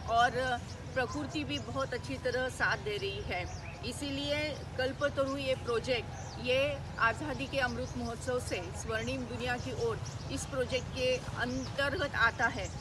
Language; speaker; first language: Hindi; non-native, local second language; Marathi